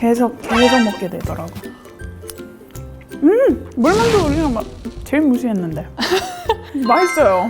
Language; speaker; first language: Korean; non-native, fluent; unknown